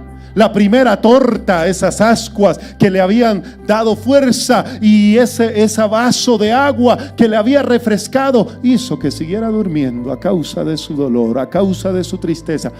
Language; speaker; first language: Spanish; native; Spanish